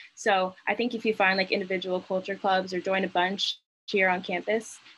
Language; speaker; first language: English; native; English